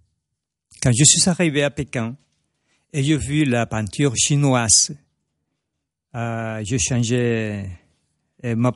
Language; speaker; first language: French; non-native, fluent; Spanish